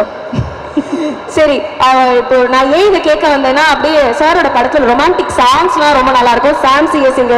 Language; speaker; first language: Tamil; native; Tamil